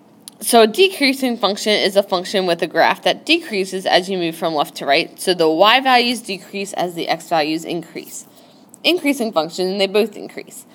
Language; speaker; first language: English; native; English